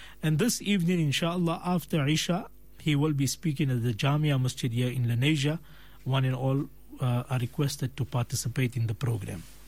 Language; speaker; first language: English; native; English